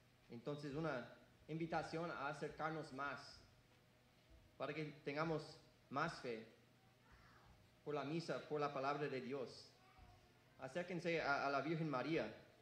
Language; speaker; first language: Spanish; non-native, fluent; English